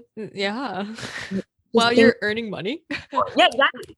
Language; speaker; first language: English; native; English